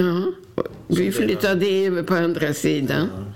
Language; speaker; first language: Swedish; non-native, fluent; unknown